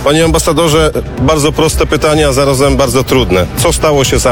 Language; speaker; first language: Polish; native; Polish